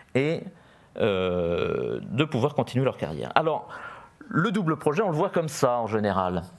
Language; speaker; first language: French; native; French